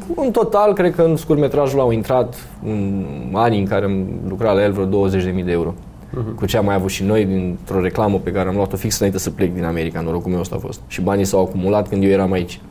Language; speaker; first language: Romanian; native; Romanian